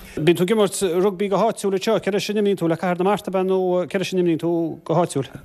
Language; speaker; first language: Irish; native; Irish